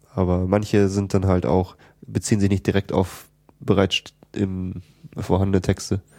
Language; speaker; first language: German; native; German